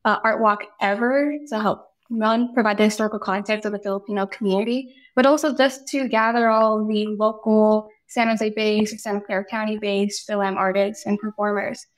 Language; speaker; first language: English; native; English